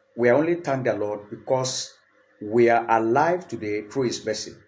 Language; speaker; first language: English; non-native, local second language; Yoruba